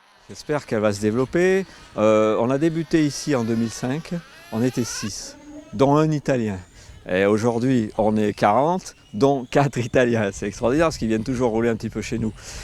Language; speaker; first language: French; native; French